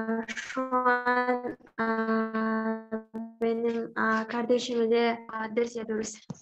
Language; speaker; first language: Turkish; non-native, learner; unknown